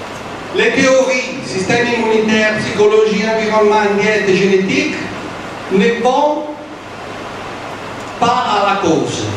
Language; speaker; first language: French; non-native, fluent; Italian